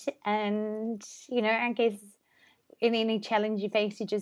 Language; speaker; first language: English; native; English